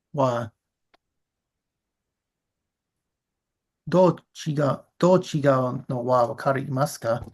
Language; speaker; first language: Japanese; non-native, learner; English